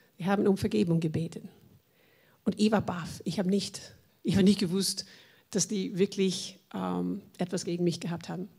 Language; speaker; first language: German; non-native, fluent; English